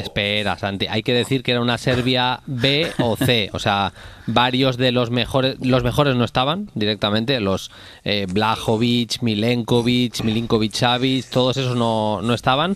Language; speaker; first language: Spanish; native; Spanish